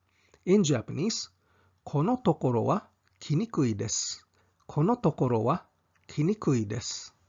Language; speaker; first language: Japanese; non-native, fluent; English